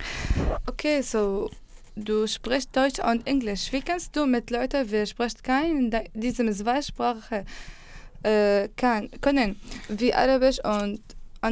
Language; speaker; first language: German; non-native, learner; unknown